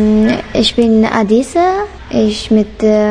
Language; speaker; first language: German; non-native, learner; Persian